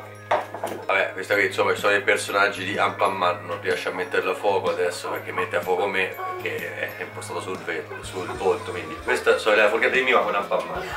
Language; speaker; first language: Italian; native; Italian